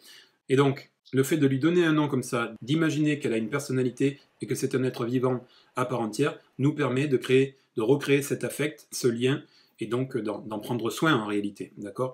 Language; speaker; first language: French; native; French